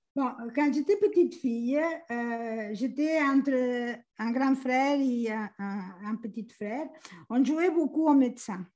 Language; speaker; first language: French; non-native, fluent; Spanish